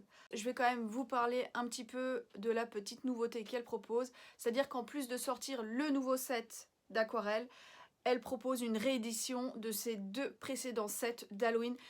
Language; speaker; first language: French; native; French